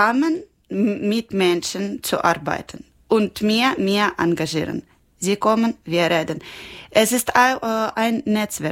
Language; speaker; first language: German; non-native, learner; Ukrainian